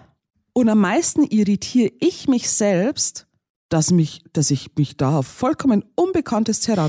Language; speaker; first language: German; native; German